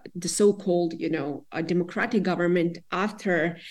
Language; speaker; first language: English; non-native, fluent; Serbian